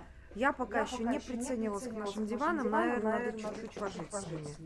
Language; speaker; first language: Russian; native; Russian